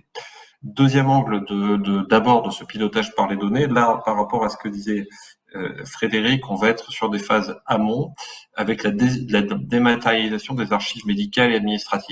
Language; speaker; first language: French; native; French